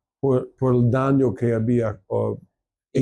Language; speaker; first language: Spanish; non-native, fluent; English